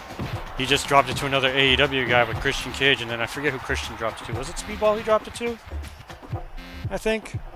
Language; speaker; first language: English; native; English